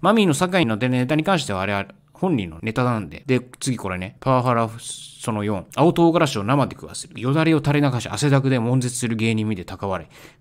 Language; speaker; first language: Japanese; native; Japanese